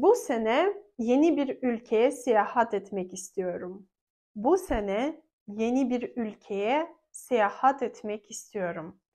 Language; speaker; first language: Turkish; non-native, fluent; Russian